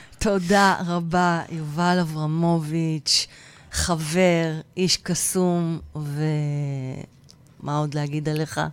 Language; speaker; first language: Hebrew; native; Hebrew